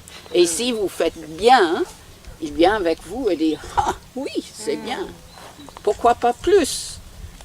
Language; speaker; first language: French; non-native, learner; English